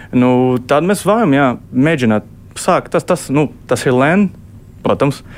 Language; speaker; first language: Latvian; early bilingual, other home language; Portuguese